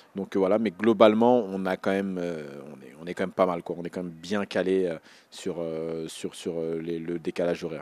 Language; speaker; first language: French; native; French